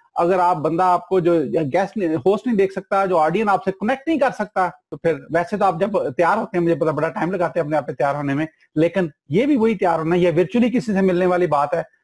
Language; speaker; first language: Urdu; non-native, local second language; Punjabi